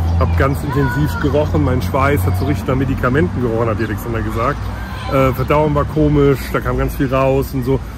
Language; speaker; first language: German; native; German